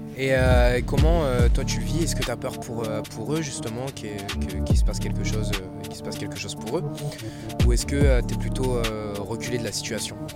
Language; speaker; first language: French; native; French